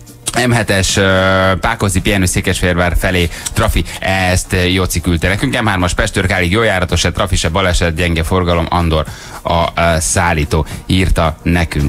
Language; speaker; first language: Hungarian; native; Hungarian